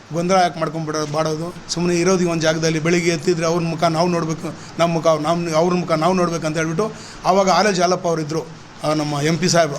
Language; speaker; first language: Kannada; non-native, local second language; Urdu